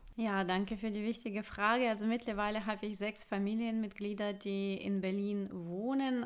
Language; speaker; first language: German; non-native, fluent; Russian